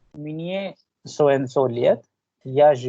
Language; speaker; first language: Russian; non-native, fluent; Hindi